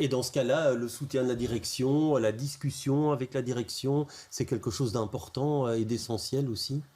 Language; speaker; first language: French; native; French